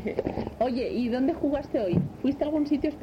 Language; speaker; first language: Spanish; native; Spanish